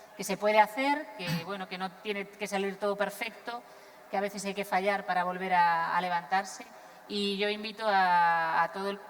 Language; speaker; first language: Spanish; non-native, local second language; Galician